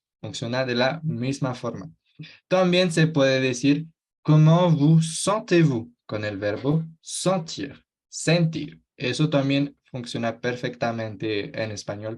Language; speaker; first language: Spanish; non-native, fluent; French